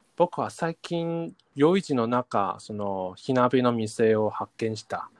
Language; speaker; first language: Japanese; non-native, learner; Chinese